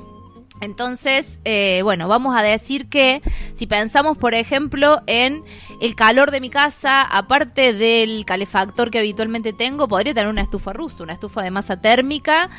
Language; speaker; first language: Spanish; native; Spanish